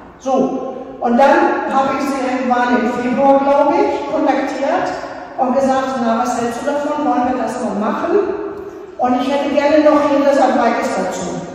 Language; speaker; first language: German; non-native, fluent; Greek